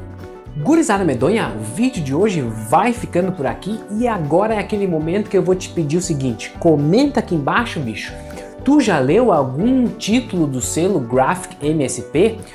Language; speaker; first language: Portuguese; native; Portuguese